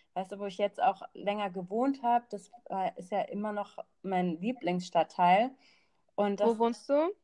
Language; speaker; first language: German; non-native, local second language; Thai